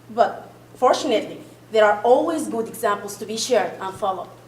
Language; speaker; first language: English; non-native, fluent; Arabic